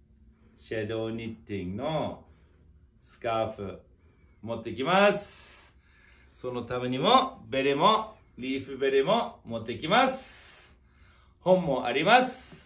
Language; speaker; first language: Japanese; non-native, fluent; German